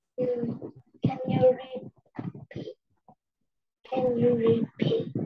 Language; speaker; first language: English; non-native, learner; Vietnamese